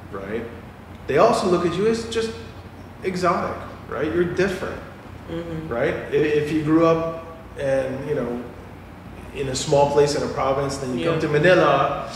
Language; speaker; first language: English; native; English